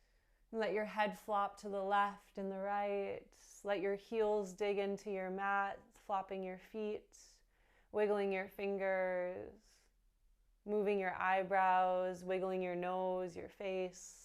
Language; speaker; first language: English; native; English